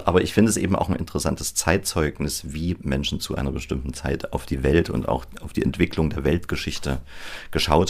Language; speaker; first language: German; native; German